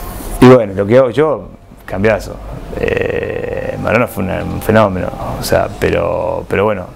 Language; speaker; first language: Spanish; native; Spanish